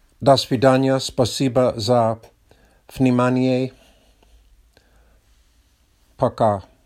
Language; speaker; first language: Russian; non-native, learner; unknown